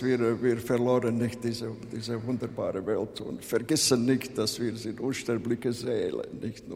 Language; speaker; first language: German; non-native, fluent; Latvian